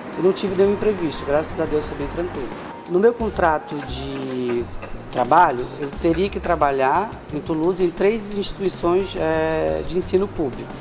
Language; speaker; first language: Portuguese; native; Portuguese